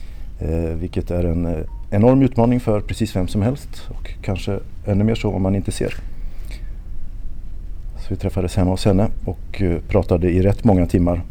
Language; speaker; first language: Swedish; native; Swedish